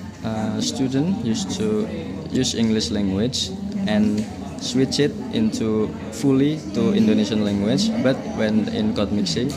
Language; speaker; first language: English; non-native, learner; Indonesian